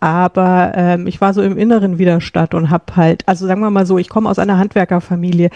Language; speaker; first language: German; native; German